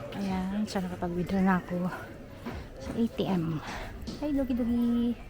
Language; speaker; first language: Filipino; native; Filipino